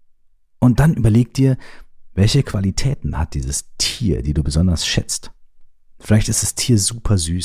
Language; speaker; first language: German; native; German